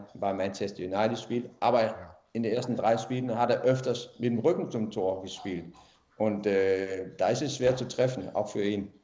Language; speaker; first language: German; non-native, fluent; Danish